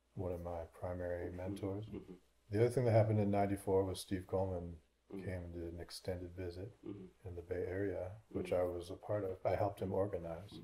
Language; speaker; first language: English; native; English